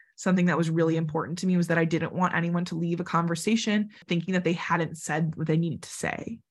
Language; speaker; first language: English; native; English